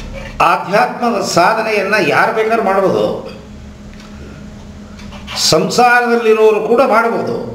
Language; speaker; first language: Kannada; native; Kannada